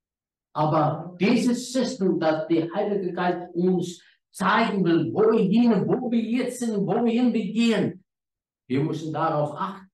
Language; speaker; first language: German; non-native, learner; Afrikaans